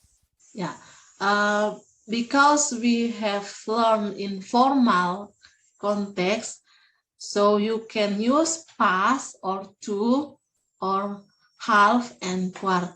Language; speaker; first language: English; non-native, fluent; Indonesian